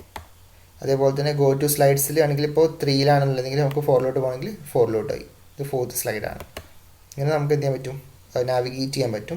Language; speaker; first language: Malayalam; native; Malayalam